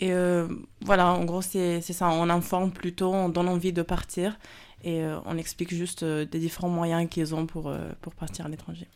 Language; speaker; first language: French; non-native, fluent; Spanish